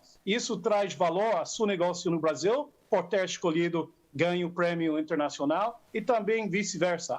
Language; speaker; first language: Portuguese; non-native, fluent; English